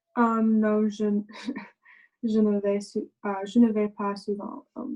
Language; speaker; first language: French; non-native, learner; English